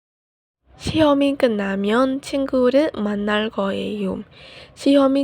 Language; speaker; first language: Korean; non-native, fluent; Burmese